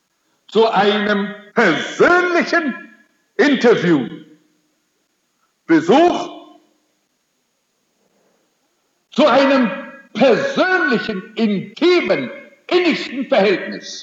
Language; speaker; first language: German; early bilingual, heritage; German